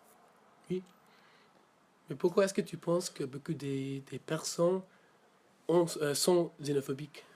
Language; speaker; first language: French; non-native, learner; English